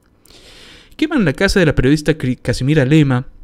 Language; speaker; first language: Spanish; native; Spanish